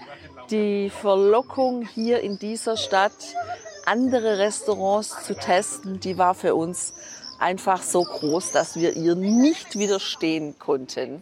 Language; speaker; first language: German; native; German